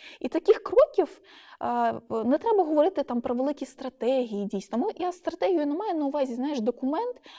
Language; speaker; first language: Ukrainian; non-native, local second language; Russian